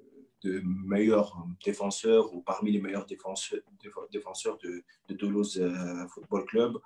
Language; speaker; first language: French; non-native, local second language; Arabic